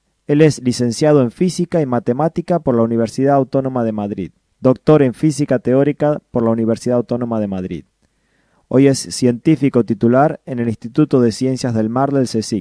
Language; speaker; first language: Spanish; native; Spanish